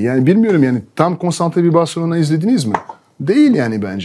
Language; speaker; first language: Turkish; non-native, fluent; French